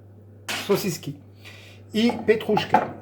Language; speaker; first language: Russian; non-native, learner; French